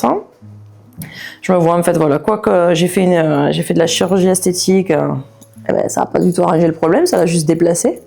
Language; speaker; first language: French; native; French